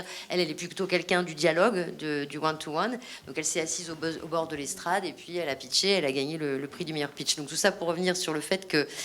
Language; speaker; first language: French; native; French